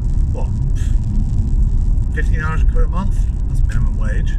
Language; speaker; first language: English; native; English